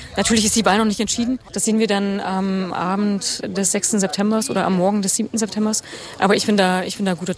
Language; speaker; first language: German; native; German